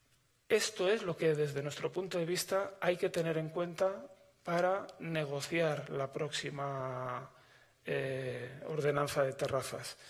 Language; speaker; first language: Spanish; native; Spanish